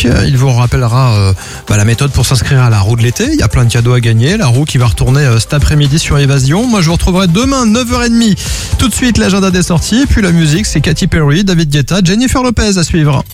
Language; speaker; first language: French; native; French